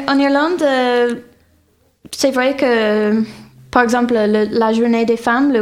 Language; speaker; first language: French; non-native, fluent; English